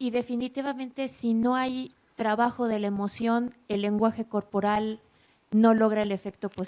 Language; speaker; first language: Spanish; native; Spanish